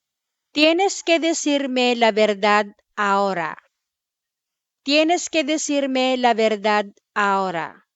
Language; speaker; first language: Spanish; non-native, fluent; Filipino